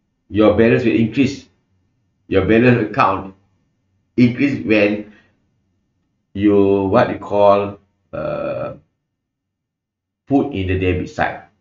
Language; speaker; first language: English; non-native, local second language; Malay